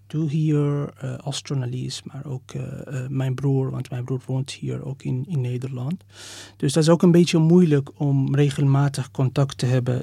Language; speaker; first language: Dutch; non-native, fluent; Persian